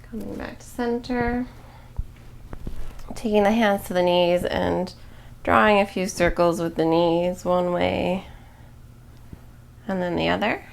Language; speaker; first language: English; native; English